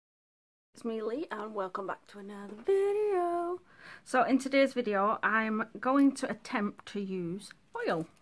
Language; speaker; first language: English; native; English